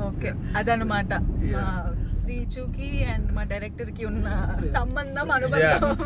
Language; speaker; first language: Telugu; native; Telugu